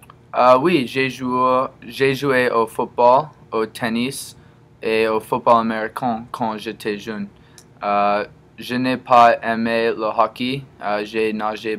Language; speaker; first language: French; non-native, learner; English